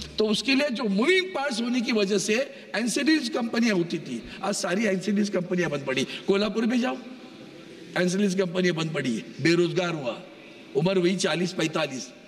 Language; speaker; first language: Hindi; non-native, local second language; Marathi